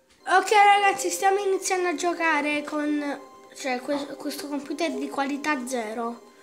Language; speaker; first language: Italian; native; Italian